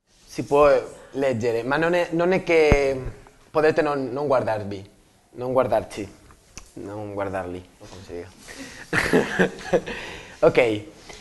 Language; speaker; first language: Italian; non-native, learner; Spanish